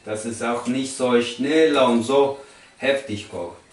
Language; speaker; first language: German; non-native, learner; Spanish